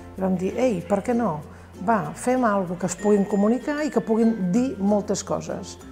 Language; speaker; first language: Catalan; native; Catalan